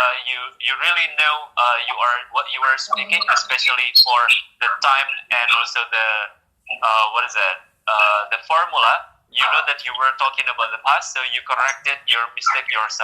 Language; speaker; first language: English; non-native, fluent; Indonesian